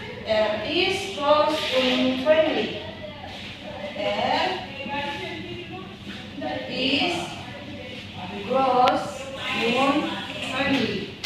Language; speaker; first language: German; non-native, learner; Indonesian